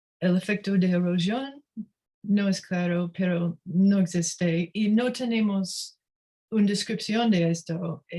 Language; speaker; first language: Spanish; non-native, learner; English